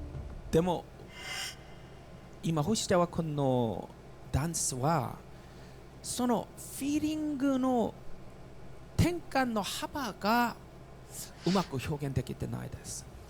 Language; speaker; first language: Japanese; non-native, learner; Korean